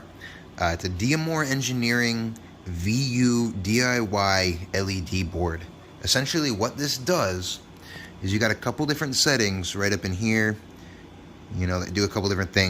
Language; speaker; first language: English; native; English